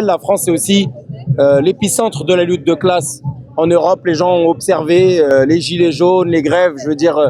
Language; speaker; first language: French; native; French